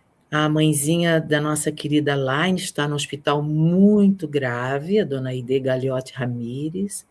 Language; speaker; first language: Portuguese; native; Portuguese